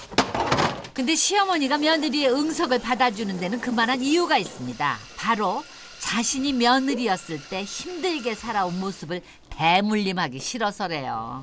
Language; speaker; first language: Korean; native; Korean